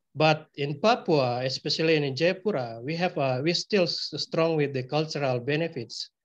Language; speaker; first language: English; non-native, fluent; Indonesian